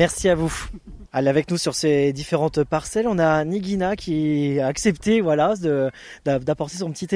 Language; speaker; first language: French; native; French